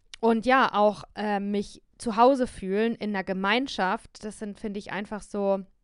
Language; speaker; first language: German; native; German